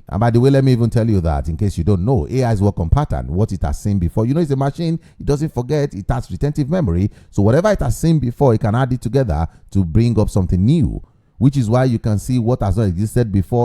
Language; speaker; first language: English; non-native, local second language; Yoruba